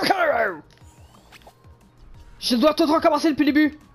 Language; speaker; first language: French; native; French